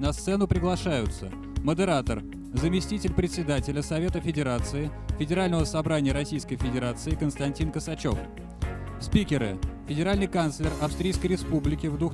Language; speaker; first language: Russian; native; Russian